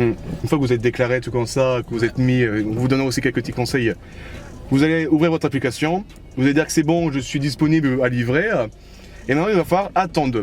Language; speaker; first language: French; native; French